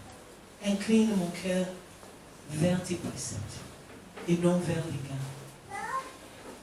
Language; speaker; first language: French; non-native, fluent; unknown